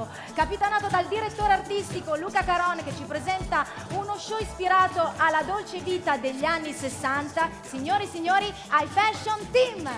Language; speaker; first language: Italian; native; Italian